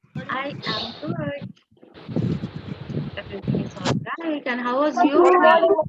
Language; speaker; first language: English; non-native, fluent; Bangla